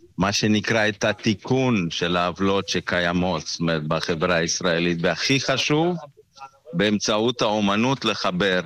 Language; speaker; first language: Hebrew; non-native, fluent; Romanian